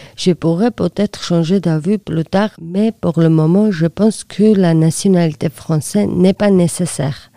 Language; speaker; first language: French; non-native, learner; Georgian